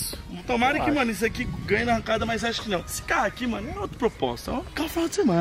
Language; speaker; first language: Portuguese; native; Portuguese